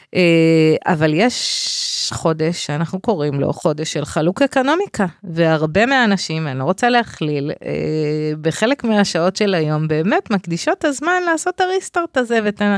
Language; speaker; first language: Hebrew; native; Hebrew